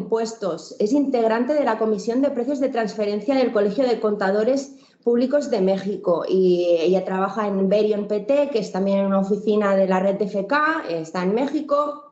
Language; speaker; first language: Spanish; native; Spanish